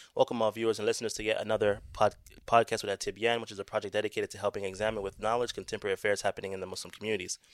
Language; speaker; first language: English; native; English